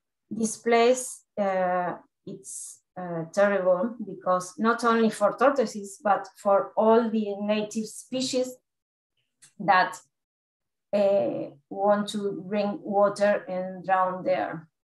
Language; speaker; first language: English; non-native, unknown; Spanish